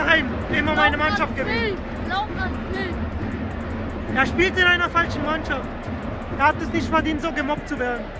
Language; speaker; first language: German; native; German